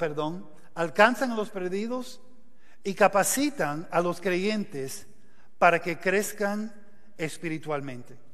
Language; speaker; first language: Spanish; non-native, fluent; English